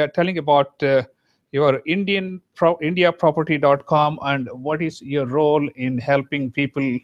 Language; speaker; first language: English; non-native, local second language; Kannada